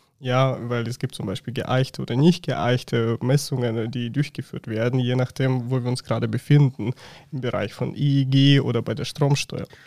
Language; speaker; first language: German; non-native, fluent; Russian